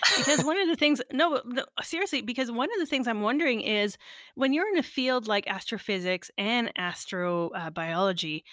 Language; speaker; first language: English; native; English